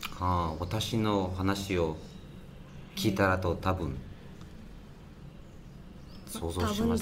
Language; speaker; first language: Japanese; non-native, learner; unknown